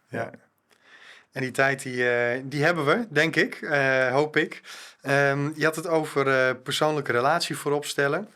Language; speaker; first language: Dutch; native; Dutch